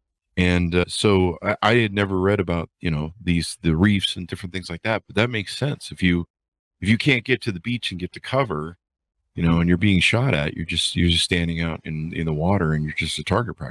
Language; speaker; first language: English; native; English